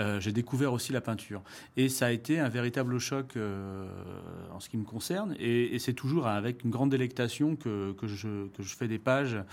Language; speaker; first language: French; native; French